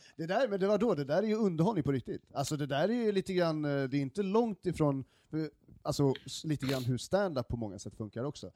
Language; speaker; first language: Swedish; native; Swedish